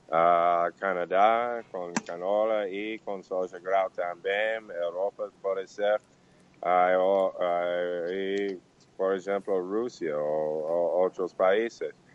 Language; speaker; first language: Portuguese; non-native, learner; Spanish